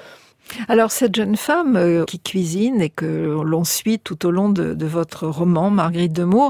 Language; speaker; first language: French; native; French